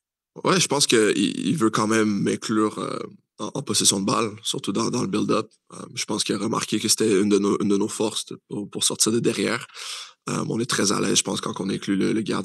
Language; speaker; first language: French; native; French